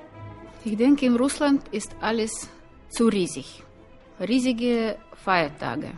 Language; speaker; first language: German; non-native, learner; Russian